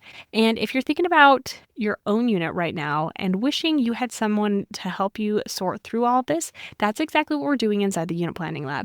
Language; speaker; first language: English; native; English